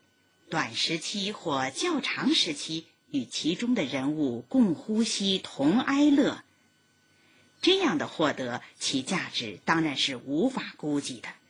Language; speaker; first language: Chinese; native; Chinese